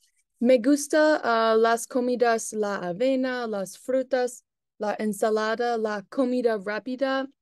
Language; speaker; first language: Spanish; non-native, learner; English